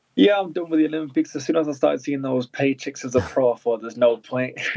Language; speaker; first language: English; native; English